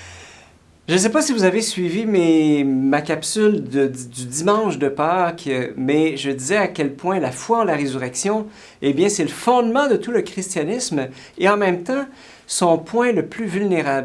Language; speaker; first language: French; native; French